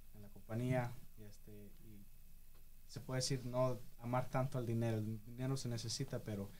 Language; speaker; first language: Spanish; early bilingual, heritage; Spanish